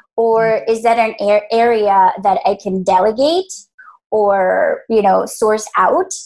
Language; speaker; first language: English; early bilingual, other home language; Spanish